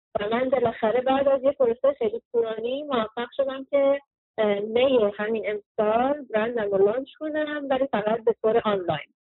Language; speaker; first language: Persian; early bilingual, heritage; Persian